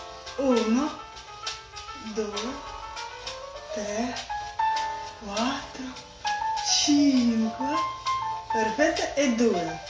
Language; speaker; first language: Italian; non-native, learner; Russian